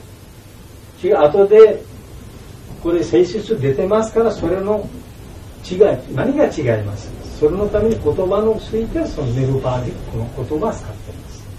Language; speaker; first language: Japanese; non-native, learner; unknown